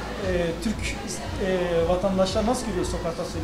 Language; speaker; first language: Turkish; native; Turkish